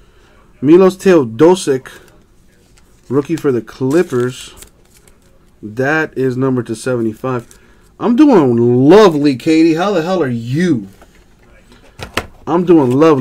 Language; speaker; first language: English; native; English